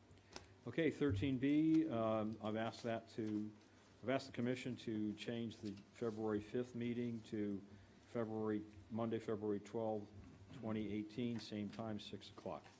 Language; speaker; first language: English; native; English